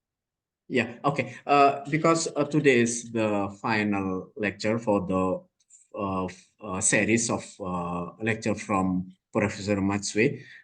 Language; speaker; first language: English; non-native, learner; Indonesian